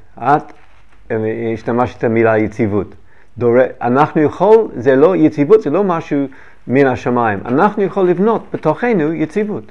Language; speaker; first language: Hebrew; non-native, learner; English